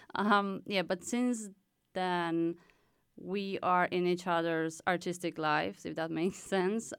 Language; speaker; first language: English; non-native, fluent; Polish